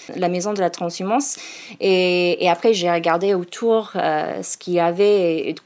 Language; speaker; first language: French; non-native, learner; English